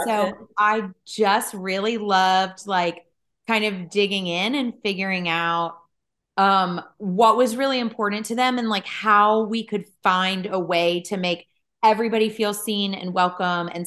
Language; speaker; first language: English; native; English